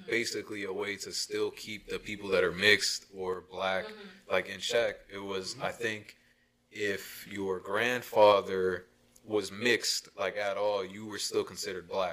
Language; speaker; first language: English; early bilingual, other home language; Spanish